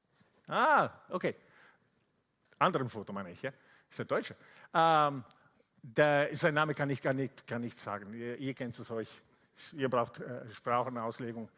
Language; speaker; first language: German; non-native, fluent; Italian